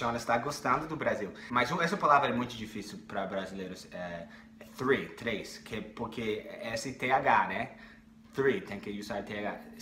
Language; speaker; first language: Portuguese; non-native, fluent; English